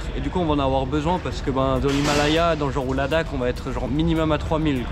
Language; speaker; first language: French; native; French